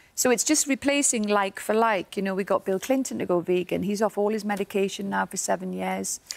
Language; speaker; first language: English; native; English